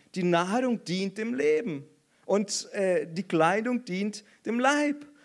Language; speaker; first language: German; non-native, fluent; Portuguese